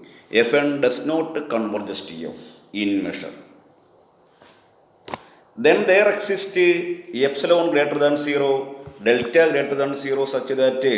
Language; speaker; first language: English; non-native, local second language; Malayalam